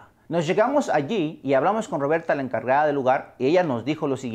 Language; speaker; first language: Spanish; native; Spanish